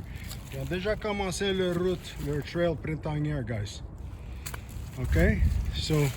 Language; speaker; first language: French; non-native, local second language; English